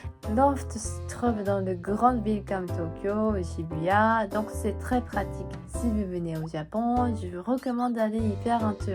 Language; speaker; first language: French; non-native, fluent; Japanese